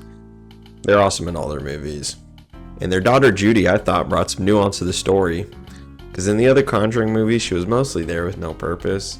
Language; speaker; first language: English; native; English